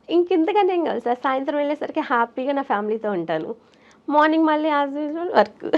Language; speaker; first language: Telugu; native; Telugu